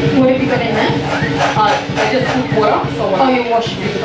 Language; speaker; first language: English; non-native, fluent; Russian